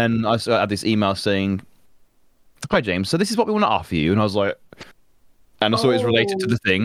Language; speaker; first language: English; native; English